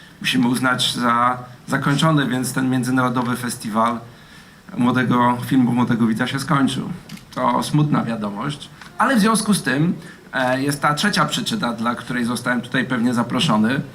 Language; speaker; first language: Polish; native; Polish